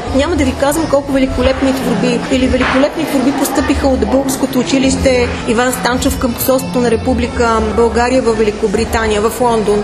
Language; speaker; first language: Bulgarian; native; Bulgarian